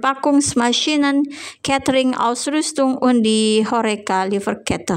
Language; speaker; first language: German; non-native, fluent; Indonesian